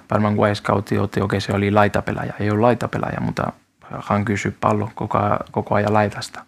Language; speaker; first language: Finnish; non-native, learner; Spanish